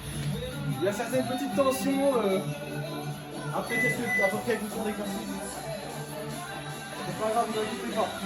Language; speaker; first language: French; native; French